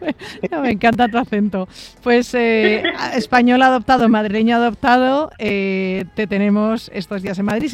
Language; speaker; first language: Spanish; native; Spanish